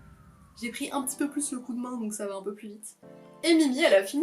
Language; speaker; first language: French; native; French